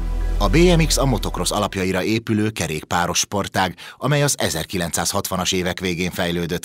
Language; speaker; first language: Hungarian; native; Hungarian